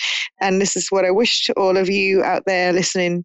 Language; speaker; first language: English; native; English